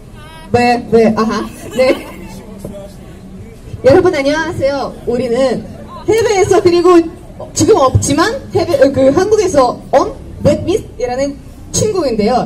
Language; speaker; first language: Korean; non-native, fluent; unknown